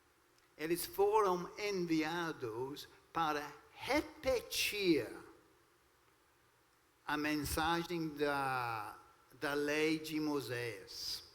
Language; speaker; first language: Portuguese; non-native, fluent; English